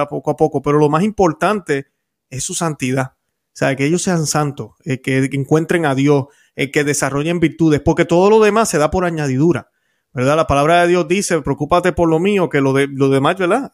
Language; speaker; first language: Spanish; native; Spanish